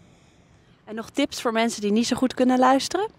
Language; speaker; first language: Dutch; native; Dutch